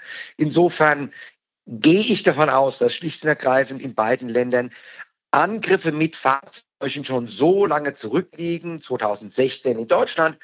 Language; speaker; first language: German; native; German